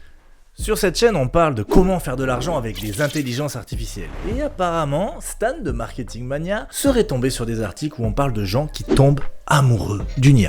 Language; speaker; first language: French; native; French